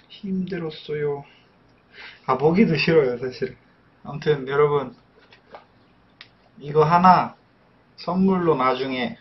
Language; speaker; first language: Korean; non-native, fluent; Polish